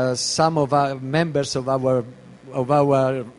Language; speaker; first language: English; non-native, fluent; Italian